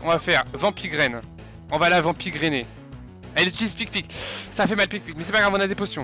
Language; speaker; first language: French; native; French